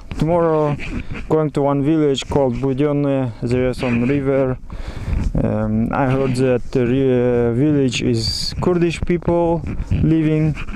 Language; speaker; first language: English; non-native, learner; Kazakh